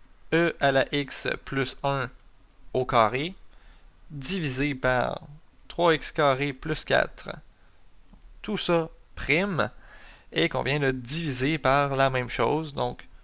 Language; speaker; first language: French; native; French